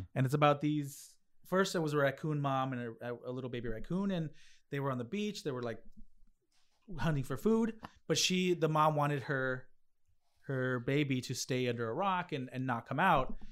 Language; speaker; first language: English; native; English